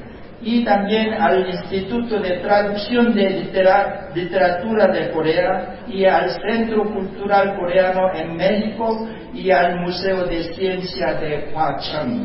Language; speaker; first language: Spanish; non-native, fluent; Korean